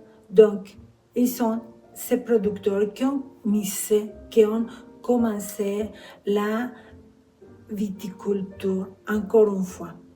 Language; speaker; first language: French; non-native, fluent; Spanish